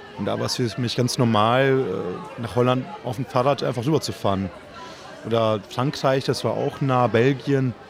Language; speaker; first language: German; native; German